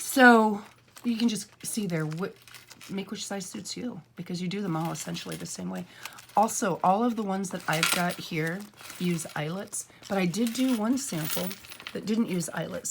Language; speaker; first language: English; native; English